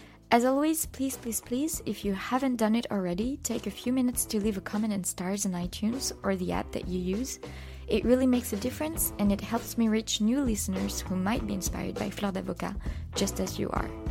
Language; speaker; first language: English; non-native, fluent; French